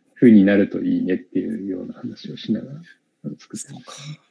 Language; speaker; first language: Japanese; native; Japanese